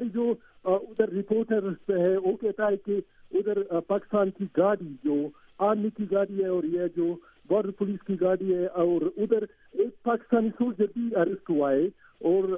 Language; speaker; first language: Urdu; non-native, learner; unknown